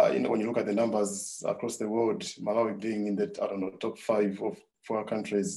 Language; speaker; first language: English; non-native, local second language; Nyanja